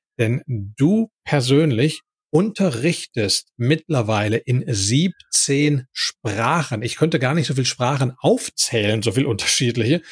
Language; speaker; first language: German; native; German